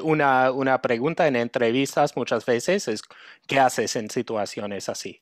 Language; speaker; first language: Spanish; non-native, fluent; English